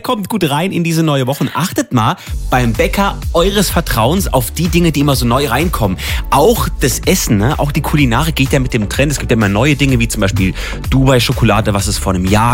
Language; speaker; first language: German; native; German